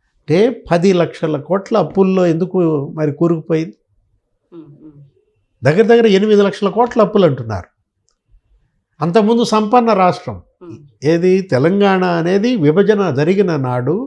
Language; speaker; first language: Telugu; native; Telugu